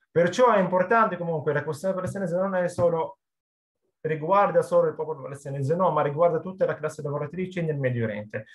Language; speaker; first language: Italian; non-native, fluent; Arabic